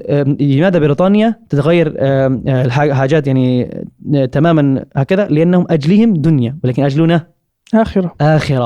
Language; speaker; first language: Arabic; non-native, fluent; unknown